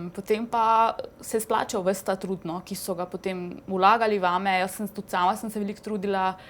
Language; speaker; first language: Slovenian; non-native, fluent; Hindi